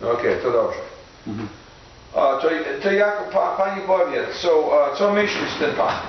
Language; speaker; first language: Polish; non-native, learner; English